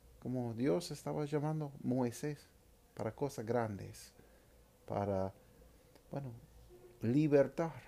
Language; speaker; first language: Spanish; non-native, fluent; English